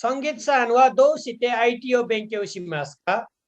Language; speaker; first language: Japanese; non-native, fluent; Nepali